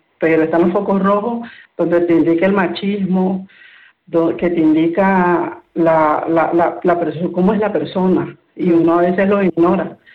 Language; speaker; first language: Spanish; native; Spanish